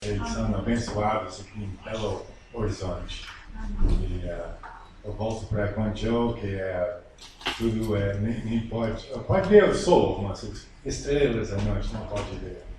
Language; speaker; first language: Portuguese; non-native, fluent; English